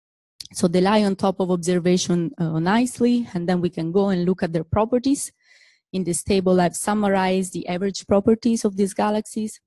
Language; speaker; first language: English; non-native, fluent; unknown